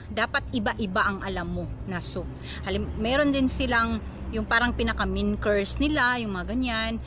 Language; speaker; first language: Filipino; non-native, local second language; Cebuano